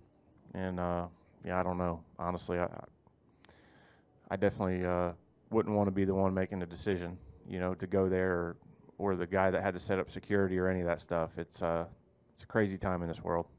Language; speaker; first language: English; native; English